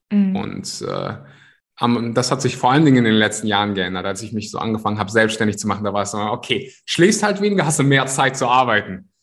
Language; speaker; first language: German; early bilingual, other home language; Russian